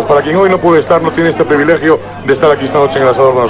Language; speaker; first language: Spanish; native; Spanish